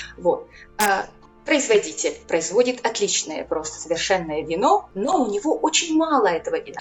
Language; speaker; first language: Russian; native; Russian